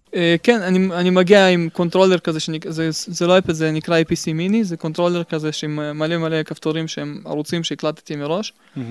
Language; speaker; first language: Hebrew; early bilingual, other home language; Russian